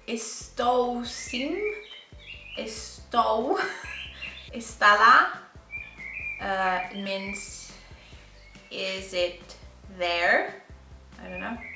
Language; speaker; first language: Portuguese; non-native, learner; Italian